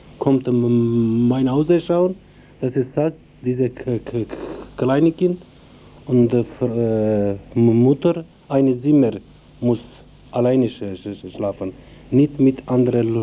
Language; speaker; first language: German; non-native, learner; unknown